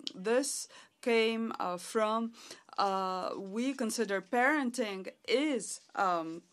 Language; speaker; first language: English; non-native, fluent; Arabic